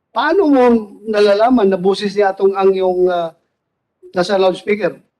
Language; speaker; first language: Filipino; non-native, local second language; Cebuano